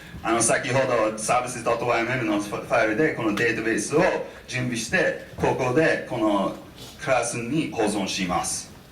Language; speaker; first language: Japanese; non-native, fluent; English